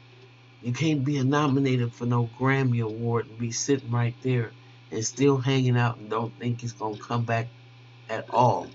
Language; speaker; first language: English; native; English